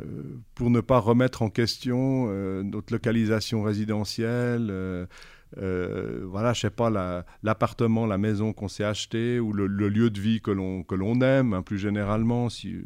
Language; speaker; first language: French; native; French